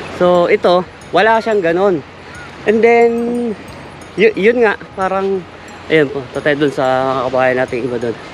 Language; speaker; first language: Filipino; native; Filipino